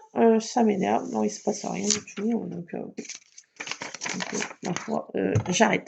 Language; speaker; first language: French; native; French